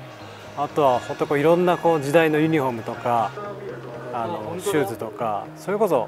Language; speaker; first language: Japanese; native; Japanese